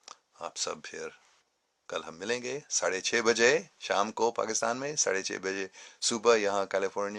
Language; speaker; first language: Hindi; non-native, fluent; English